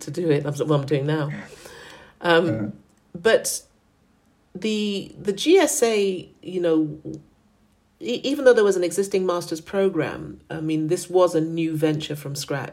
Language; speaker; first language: English; native; English